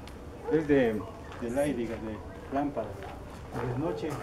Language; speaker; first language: Spanish; native; Spanish